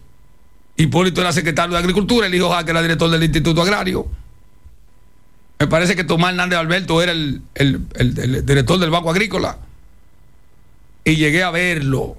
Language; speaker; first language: Spanish; native; Spanish